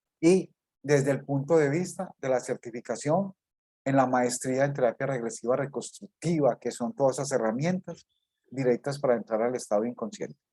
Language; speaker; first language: Spanish; native; Spanish